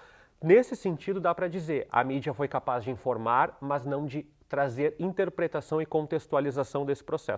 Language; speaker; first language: Portuguese; native; Portuguese